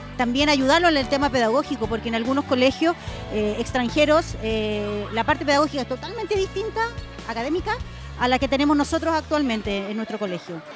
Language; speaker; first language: Spanish; native; Spanish